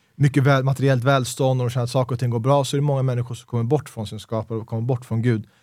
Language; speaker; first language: Swedish; native; Swedish